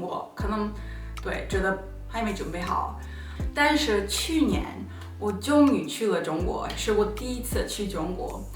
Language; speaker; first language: Chinese; non-native, learner; Spanish